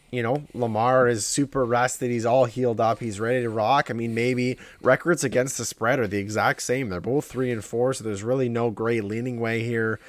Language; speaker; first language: English; native; English